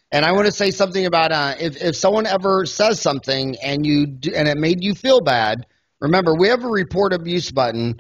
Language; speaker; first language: English; native; English